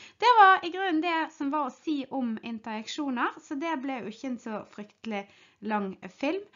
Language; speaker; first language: Norwegian; native; Norwegian